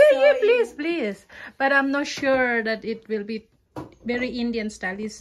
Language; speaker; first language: English; non-native, local second language; Bodo